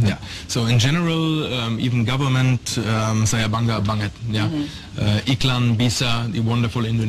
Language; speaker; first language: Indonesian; non-native, learner; German